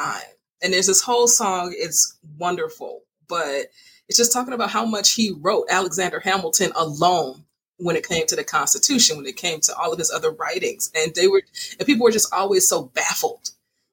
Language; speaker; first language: English; native; English